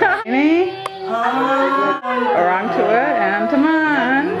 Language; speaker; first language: Indonesian; non-native, learner; English